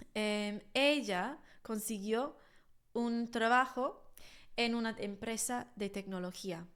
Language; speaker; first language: Spanish; non-native, fluent; English